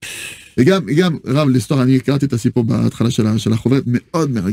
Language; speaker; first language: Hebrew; non-native, fluent; French